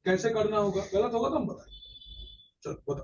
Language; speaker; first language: Hindi; non-native, local second language; Bangla